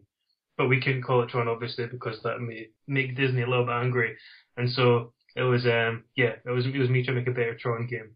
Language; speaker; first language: English; native; English